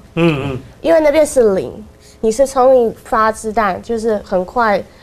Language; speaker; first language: Chinese; non-native, fluent; Russian